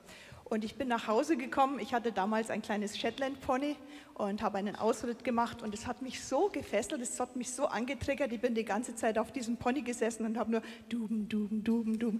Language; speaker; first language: German; native; German